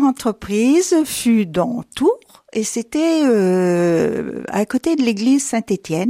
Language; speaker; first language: French; native; French